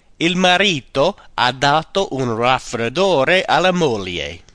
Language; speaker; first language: Italian; non-native, fluent; English